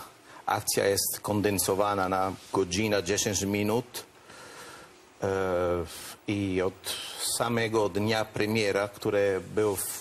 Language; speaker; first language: Polish; non-native, learner; Italian